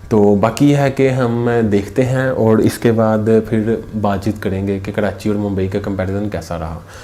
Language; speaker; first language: Urdu; native; Urdu